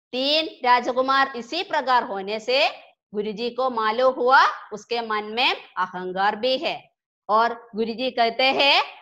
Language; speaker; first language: Hindi; non-native, local second language; Malayalam